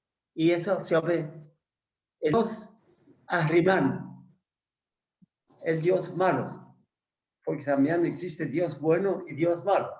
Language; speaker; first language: Spanish; non-native, learner; Persian